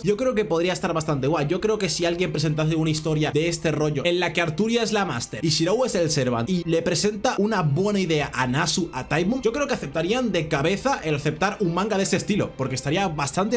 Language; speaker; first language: Spanish; native; Spanish